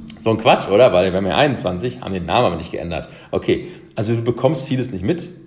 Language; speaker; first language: German; early bilingual, other home language; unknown